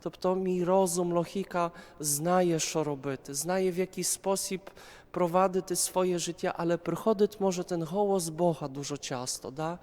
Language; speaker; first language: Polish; non-native, learner; Ukrainian